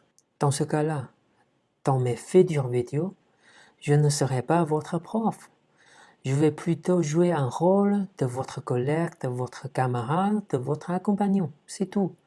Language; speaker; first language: French; non-native, fluent; Chinese